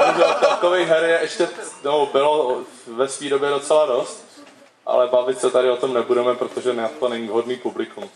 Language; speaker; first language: Czech; native; Czech